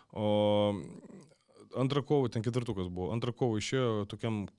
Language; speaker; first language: Lithuanian; native; Lithuanian